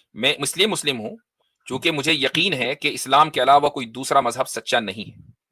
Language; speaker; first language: Hindi; native; Hindi